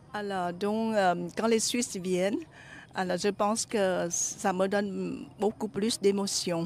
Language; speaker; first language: French; non-native, fluent; Vietnamese